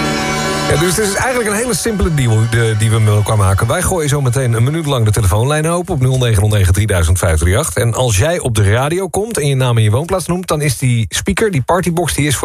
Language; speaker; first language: Dutch; native; Dutch